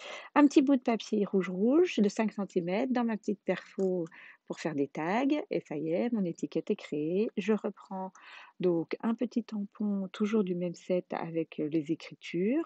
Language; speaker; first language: French; native; French